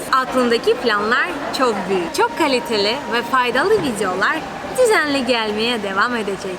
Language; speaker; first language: Turkish; non-native, fluent; Russian